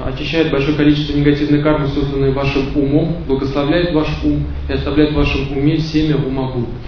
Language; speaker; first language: Russian; native; Russian